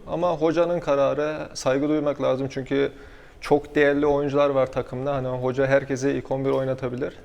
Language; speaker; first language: Turkish; early bilingual, heritage; Turkish